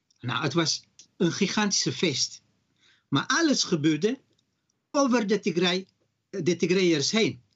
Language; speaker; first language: Dutch; non-native, fluent; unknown